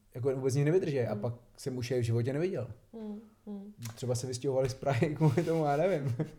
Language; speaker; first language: Czech; non-native, fluent; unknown